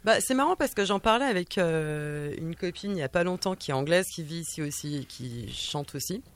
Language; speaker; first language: French; native; French